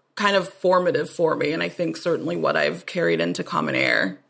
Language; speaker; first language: English; native; English